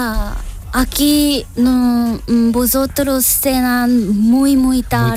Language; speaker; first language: Spanish; non-native, learner; Korean